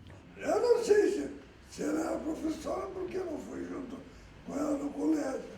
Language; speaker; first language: Portuguese; early bilingual, other home language; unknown